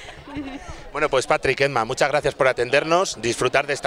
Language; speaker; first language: Spanish; native; Spanish